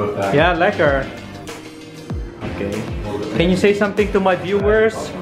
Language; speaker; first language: English; non-native, local second language; Filipino